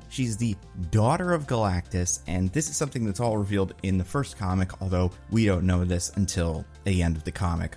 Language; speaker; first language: English; native; English